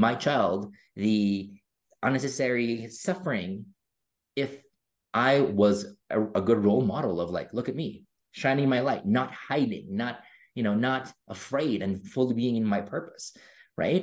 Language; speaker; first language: English; non-native, local second language; Filipino